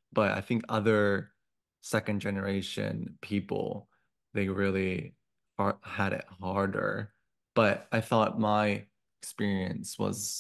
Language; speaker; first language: English; non-native, fluent; Japanese